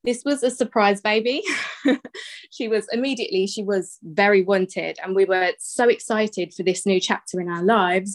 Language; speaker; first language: English; native; English